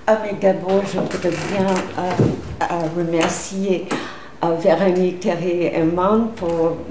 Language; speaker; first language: French; non-native, fluent; English